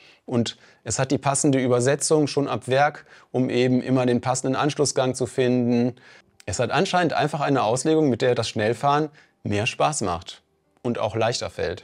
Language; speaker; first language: German; native; German